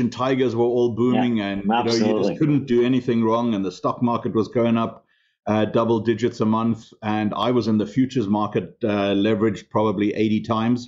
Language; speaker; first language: English; non-native, local second language; German